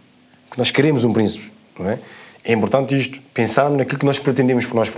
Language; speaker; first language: Portuguese; native; Portuguese